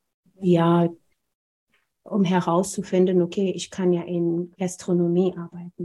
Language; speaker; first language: German; non-native, fluent; Amharic